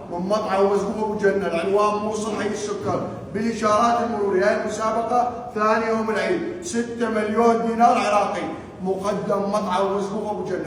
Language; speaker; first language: Arabic; native; Arabic